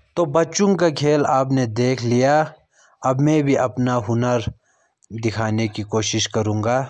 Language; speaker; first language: Hindi; native; Hindi